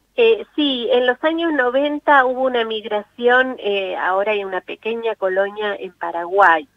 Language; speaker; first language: Spanish; non-native, local second language; Afrikaans